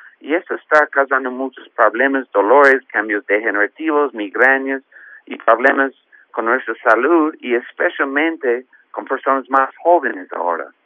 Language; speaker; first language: Spanish; non-native, fluent; English